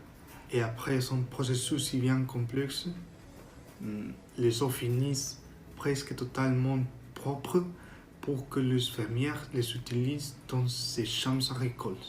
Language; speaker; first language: French; non-native, learner; Spanish